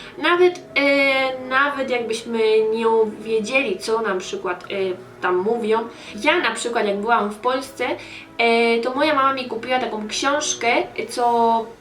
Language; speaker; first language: Polish; early bilingual, heritage; Polish